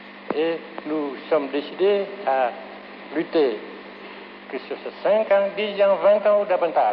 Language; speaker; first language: French; non-native, fluent; Vietnamese